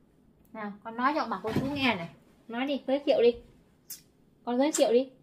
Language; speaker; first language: Vietnamese; native; Vietnamese